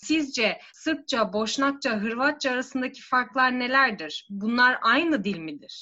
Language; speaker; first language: Turkish; native; Turkish